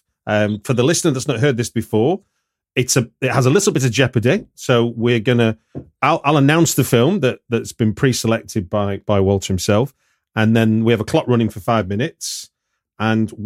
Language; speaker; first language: English; native; English